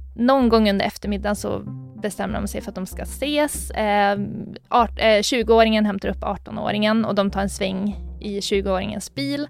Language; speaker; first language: Swedish; native; Swedish